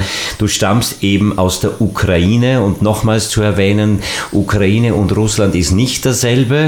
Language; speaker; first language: German; native; German